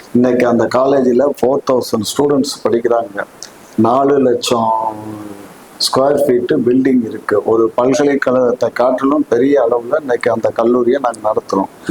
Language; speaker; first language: Tamil; non-native, local second language; Telugu